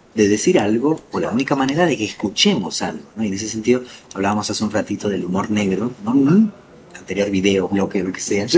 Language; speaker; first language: Spanish; native; Spanish